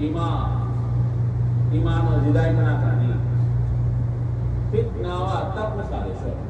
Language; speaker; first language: Japanese; non-native, learner; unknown